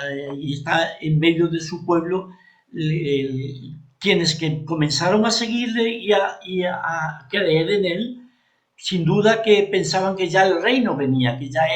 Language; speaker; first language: Spanish; native; Spanish